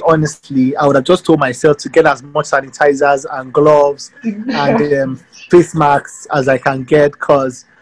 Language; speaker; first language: English; non-native, local second language; Yoruba